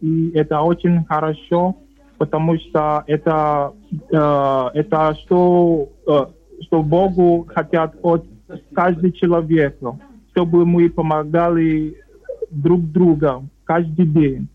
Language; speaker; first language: Russian; non-native, learner; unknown